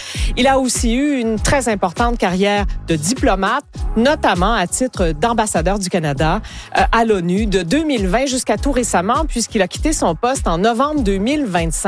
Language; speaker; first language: French; native; French